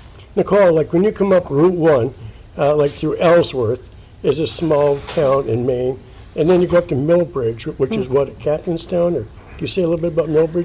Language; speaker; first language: English; native; English